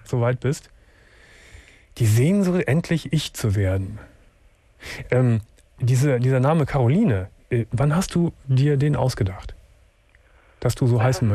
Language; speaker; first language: German; native; German